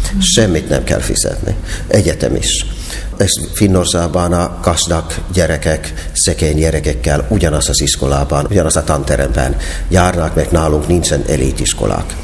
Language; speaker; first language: Hungarian; non-native, fluent; Finnish